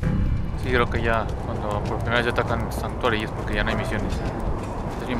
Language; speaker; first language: Spanish; native; Spanish